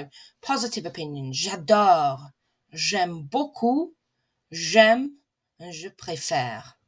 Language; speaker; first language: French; non-native, fluent; English